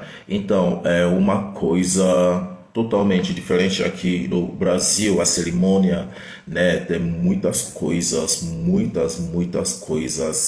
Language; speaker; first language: Portuguese; non-native, fluent; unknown